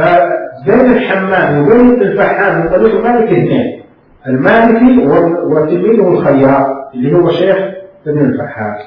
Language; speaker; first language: Arabic; native; Arabic